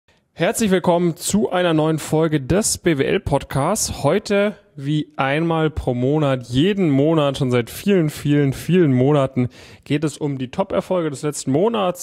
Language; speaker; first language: German; native; German